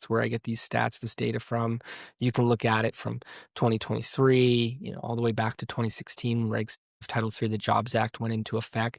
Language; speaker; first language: English; native; English